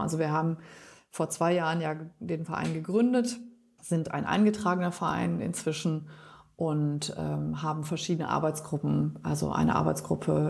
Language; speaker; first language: German; native; German